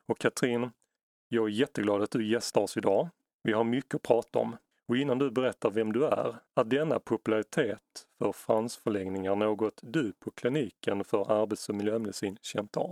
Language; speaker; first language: Swedish; native; Swedish